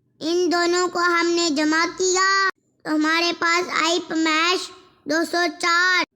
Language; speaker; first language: Urdu; non-native, local second language; Punjabi